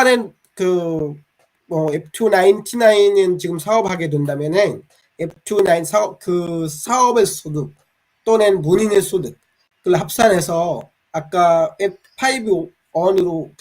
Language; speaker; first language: Korean; non-native, fluent; Bangla